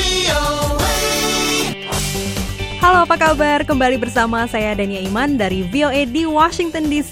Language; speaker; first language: Indonesian; native; Indonesian